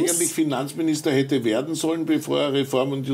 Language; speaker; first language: German; native; German